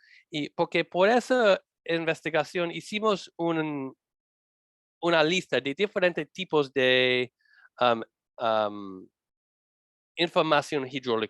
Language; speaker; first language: Spanish; non-native, learner; English